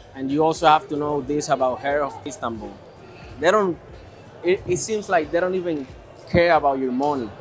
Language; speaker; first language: English; native; English